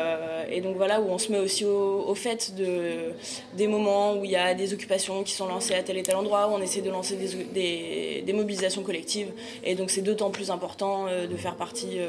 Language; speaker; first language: French; native; French